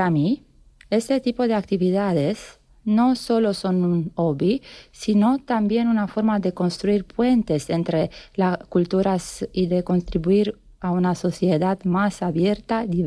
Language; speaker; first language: Spanish; non-native, fluent; Romanian